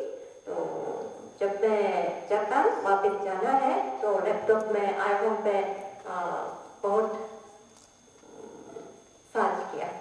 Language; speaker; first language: Hindi; non-native, learner; Japanese